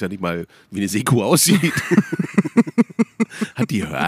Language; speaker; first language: German; native; German